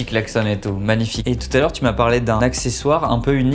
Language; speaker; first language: French; native; French